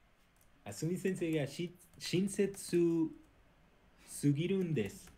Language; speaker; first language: Japanese; non-native, learner; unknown